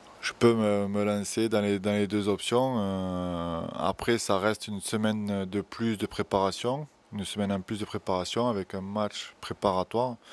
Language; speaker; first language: French; native; French